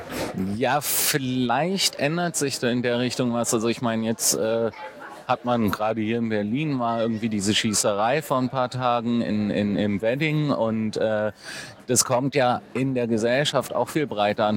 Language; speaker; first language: German; native; German